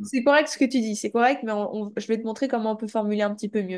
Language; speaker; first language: French; native; French